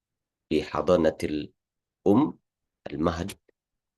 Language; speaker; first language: Arabic; non-native, learner; Indonesian